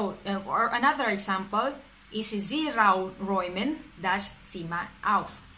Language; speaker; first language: German; non-native, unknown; Filipino